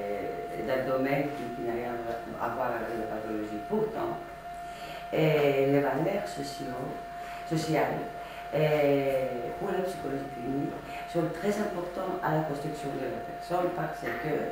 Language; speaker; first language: French; non-native, fluent; Greek